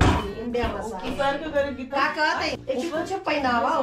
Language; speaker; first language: English; non-native, learner; Hindi